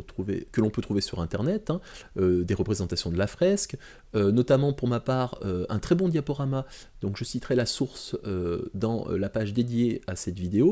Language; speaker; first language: French; native; French